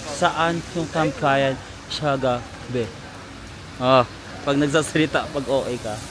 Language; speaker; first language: Filipino; native; Filipino